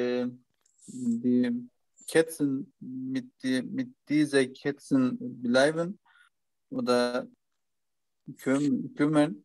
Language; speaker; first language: German; non-native, learner; Turkish